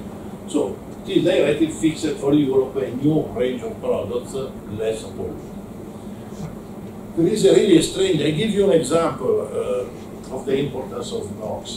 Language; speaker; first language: English; non-native, learner; Italian